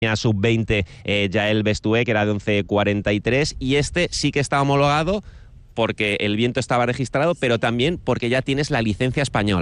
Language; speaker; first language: Spanish; native; Spanish